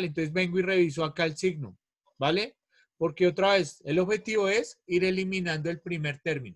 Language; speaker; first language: Spanish; native; Spanish